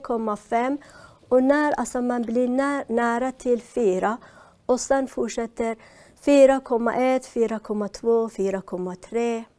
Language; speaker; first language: Swedish; non-native, learner; Persian